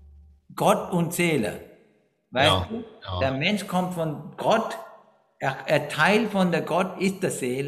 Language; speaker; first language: German; non-native, fluent; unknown